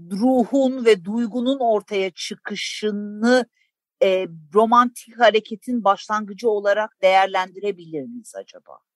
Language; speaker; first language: Turkish; native; Turkish